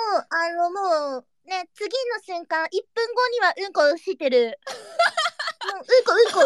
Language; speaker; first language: Japanese; native; Japanese